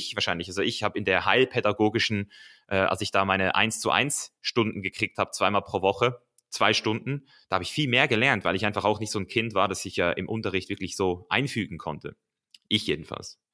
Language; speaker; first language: German; early bilingual, other home language; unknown